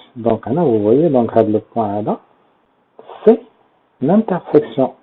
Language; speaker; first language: French; non-native, local second language; Arabic